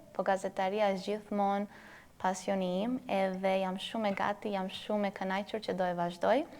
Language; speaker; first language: Albanian; early bilingual, heritage; Albanian